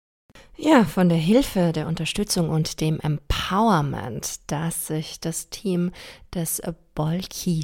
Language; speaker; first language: German; native; German